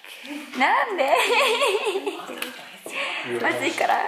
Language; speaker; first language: Japanese; native; Japanese